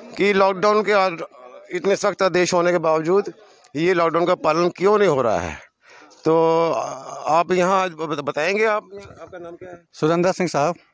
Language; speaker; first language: Hindi; native; Hindi